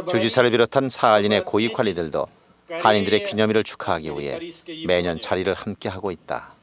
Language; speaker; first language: Korean; native; Korean